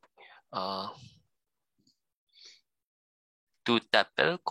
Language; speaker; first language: French; non-native, learner; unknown